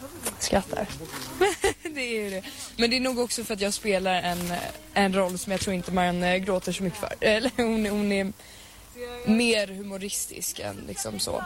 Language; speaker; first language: Swedish; native; Swedish